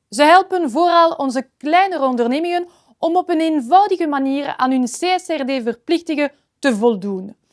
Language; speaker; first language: Dutch; non-native, local second language; French